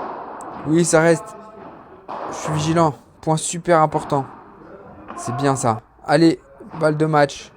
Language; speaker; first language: French; native; French